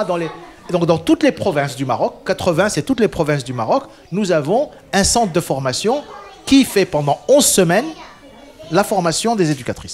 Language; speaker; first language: French; non-native, local second language; Arabic